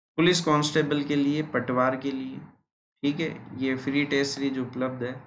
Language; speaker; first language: Hindi; native; Hindi